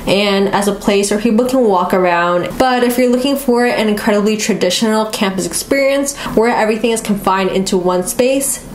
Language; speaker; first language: English; native; English